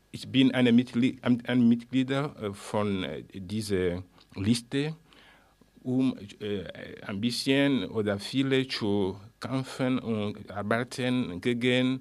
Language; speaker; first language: German; non-native, learner; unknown